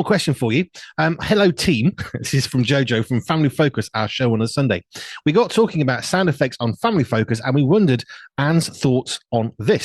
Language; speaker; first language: English; native; English